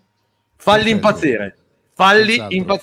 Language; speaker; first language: Italian; native; Italian